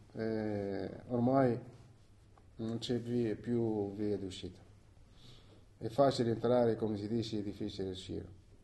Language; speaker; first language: Italian; non-native, fluent; Arabic